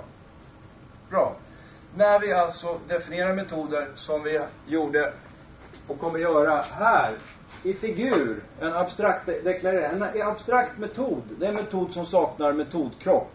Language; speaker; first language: Swedish; native; Swedish